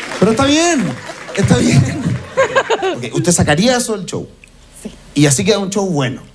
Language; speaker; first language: Spanish; native; Spanish